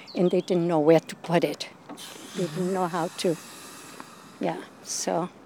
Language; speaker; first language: English; non-native, fluent; Spanish